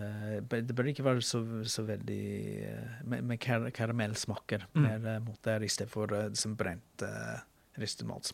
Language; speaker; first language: Norwegian; non-native, fluent; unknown